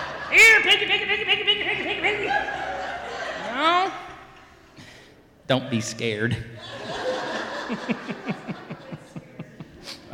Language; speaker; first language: English; native; English